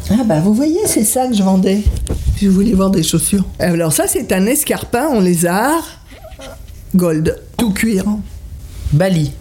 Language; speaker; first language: French; early bilingual, other home language; Italian